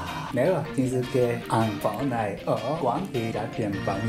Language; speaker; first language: Vietnamese; non-native, learner; Japanese